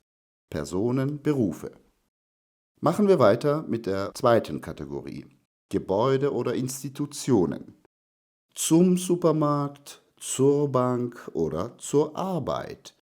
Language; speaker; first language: German; non-native, fluent; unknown